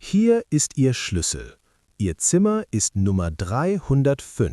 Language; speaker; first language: German; non-native, learner; English